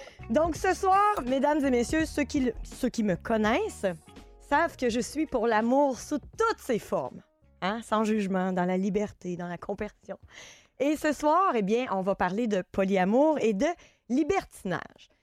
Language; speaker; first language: French; native; French